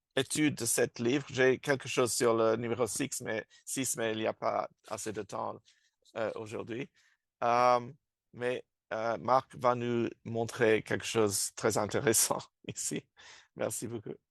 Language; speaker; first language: French; non-native, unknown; English